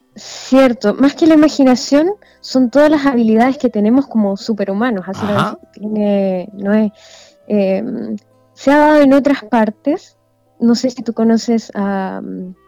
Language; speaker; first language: Spanish; native; Spanish